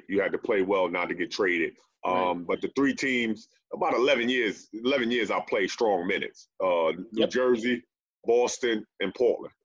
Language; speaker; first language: English; native; English